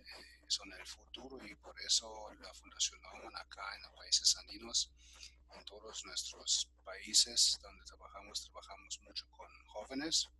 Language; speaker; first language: Spanish; non-native, fluent; German